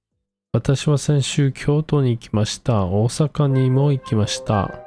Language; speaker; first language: Japanese; non-native, learner; English